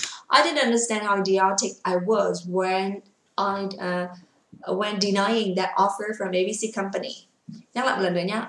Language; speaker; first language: English; non-native, fluent; Vietnamese